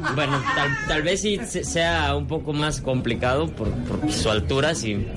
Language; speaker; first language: Spanish; non-native, fluent; Persian